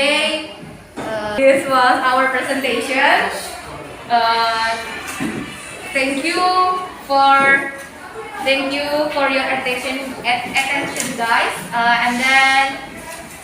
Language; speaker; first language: English; non-native, learner; Indonesian